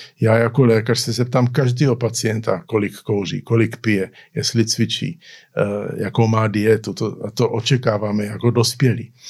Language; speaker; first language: Czech; early bilingual, heritage; Czech